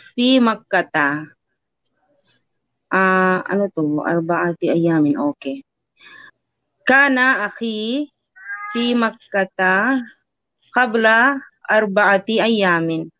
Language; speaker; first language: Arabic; non-native, learner; Filipino